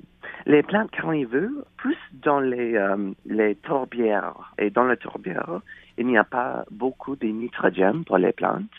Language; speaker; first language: French; non-native, learner; English